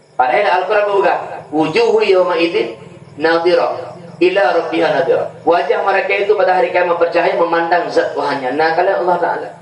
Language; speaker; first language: Malay; non-native, local second language; Achinese